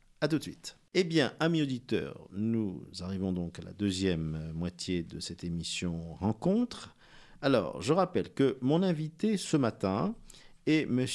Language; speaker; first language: French; native; French